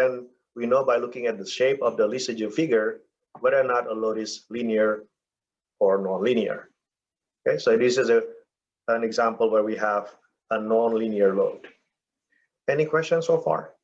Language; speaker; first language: English; non-native, fluent; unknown